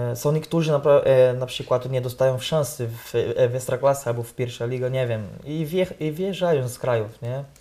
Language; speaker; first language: Polish; non-native, learner; Portuguese